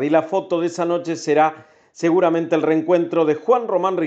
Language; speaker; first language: Spanish; native; Spanish